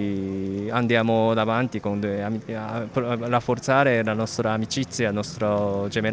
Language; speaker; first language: Italian; non-native, fluent; Japanese